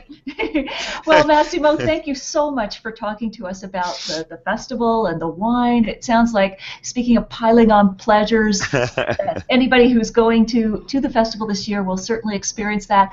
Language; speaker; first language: English; native; English